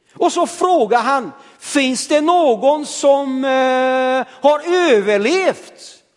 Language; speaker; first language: Swedish; early bilingual, heritage; Swedish